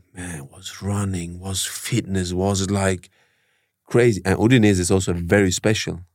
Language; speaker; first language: English; early bilingual, heritage; German